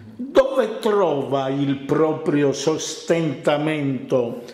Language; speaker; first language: Italian; native; Italian